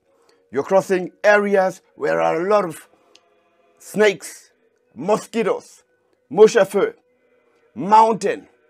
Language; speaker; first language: English; non-native, fluent; German